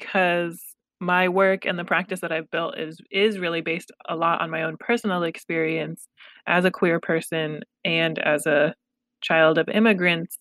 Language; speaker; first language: English; early bilingual, other home language; Pashto